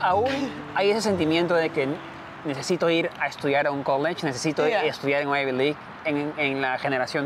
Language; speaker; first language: Spanish; native; Spanish